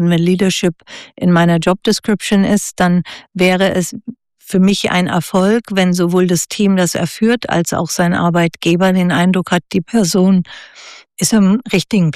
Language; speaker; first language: German; native; German